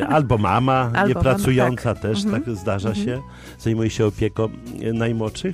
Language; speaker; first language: Polish; native; Polish